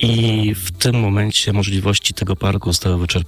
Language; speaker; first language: Polish; native; Polish